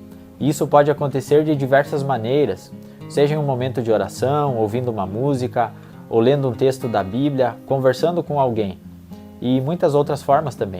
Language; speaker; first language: Portuguese; native; Portuguese